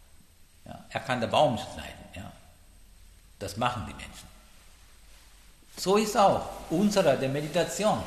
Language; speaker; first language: German; non-native, learner; Sinhala